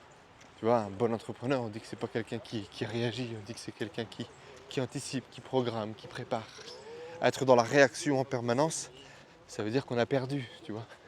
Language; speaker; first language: French; native; French